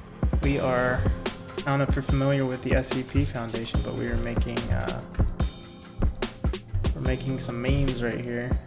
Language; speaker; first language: English; native; English